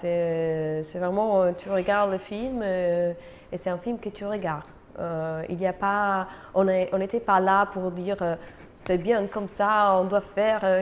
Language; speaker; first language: French; non-native, fluent; Italian